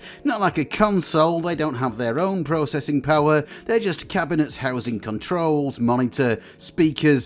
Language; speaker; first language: English; native; English